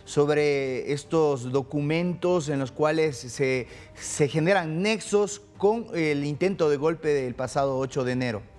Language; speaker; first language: Spanish; native; Spanish